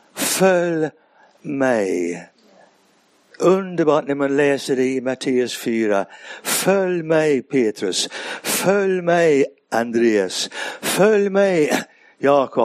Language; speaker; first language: Swedish; non-native, fluent; English